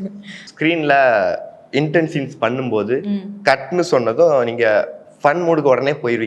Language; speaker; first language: Tamil; native; Tamil